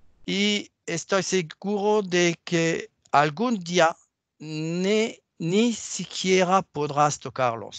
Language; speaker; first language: Spanish; non-native, learner; French